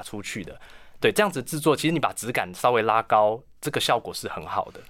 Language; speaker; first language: Chinese; native; Chinese